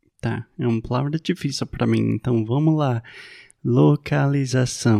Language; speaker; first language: Portuguese; non-native, fluent; English